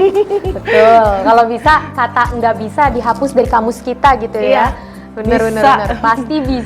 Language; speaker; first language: Indonesian; native; Indonesian